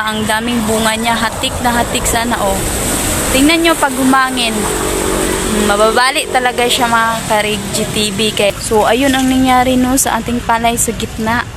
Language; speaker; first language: Filipino; non-native, local second language; Hiligaynon